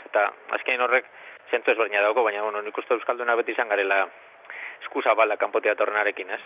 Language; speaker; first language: Basque; native; Basque